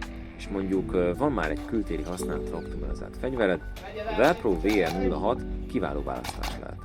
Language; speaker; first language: Hungarian; native; Hungarian